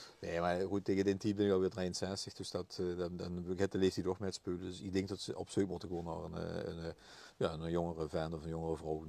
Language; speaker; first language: Dutch; non-native, local second language; Limburgish